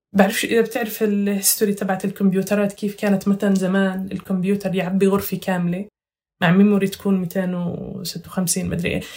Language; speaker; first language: Arabic; native; Arabic